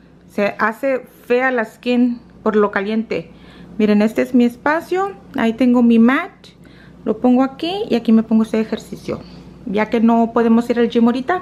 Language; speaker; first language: Spanish; early bilingual, heritage; Spanish